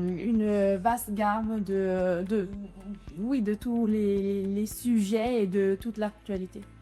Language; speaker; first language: French; non-native, local second language; Italian